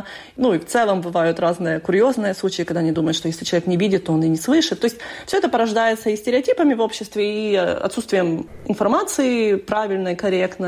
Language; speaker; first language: Russian; native; Russian